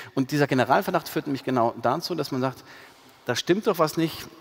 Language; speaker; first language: German; native; German